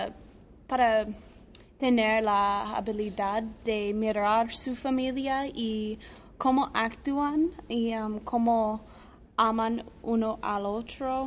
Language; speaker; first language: Spanish; non-native, learner; English